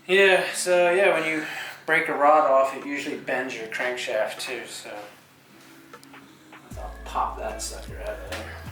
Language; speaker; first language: English; native; English